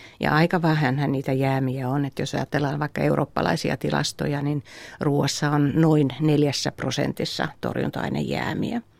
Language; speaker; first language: Finnish; native; Finnish